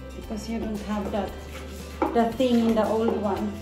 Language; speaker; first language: English; non-native, local second language; Cebuano